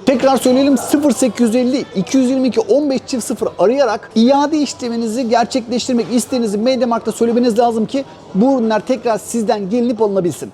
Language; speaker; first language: Turkish; native; Turkish